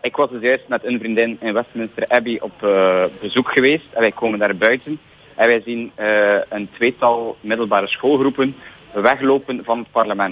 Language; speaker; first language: Dutch; native; Dutch